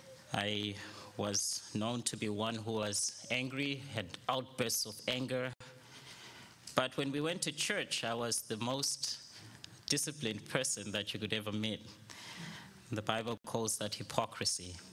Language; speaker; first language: English; non-native, local second language; Shona